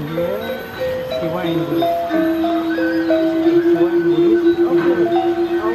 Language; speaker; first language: English; non-native, learner; Indonesian